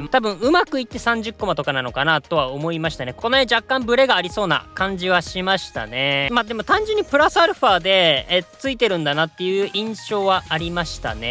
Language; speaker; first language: Japanese; native; Japanese